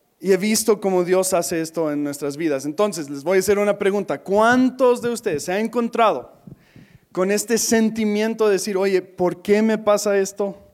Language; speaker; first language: Spanish; non-native, fluent; English